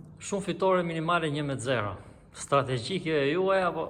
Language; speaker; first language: Albanian; native; Albanian